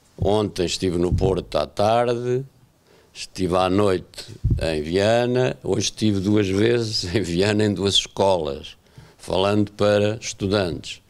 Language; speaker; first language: Portuguese; native; Portuguese